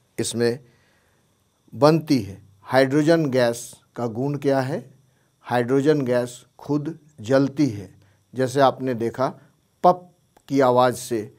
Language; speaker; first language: Hindi; native; Hindi